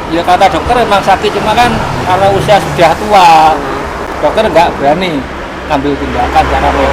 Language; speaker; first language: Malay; non-native, local second language; Javanese